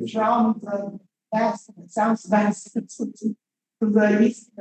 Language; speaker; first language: English; non-native, learner; Chinese